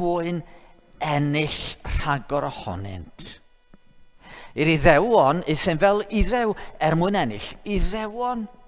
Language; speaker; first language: Welsh; native; Welsh